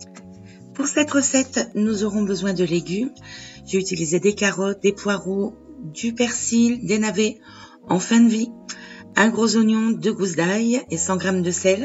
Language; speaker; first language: French; native; French